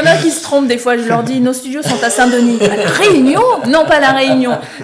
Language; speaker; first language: French; native; French